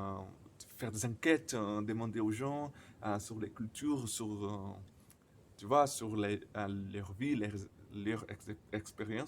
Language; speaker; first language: French; non-native, learner; Portuguese